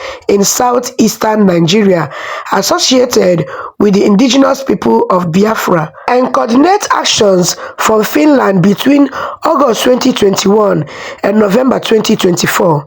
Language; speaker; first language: English; non-native, local second language; Igbo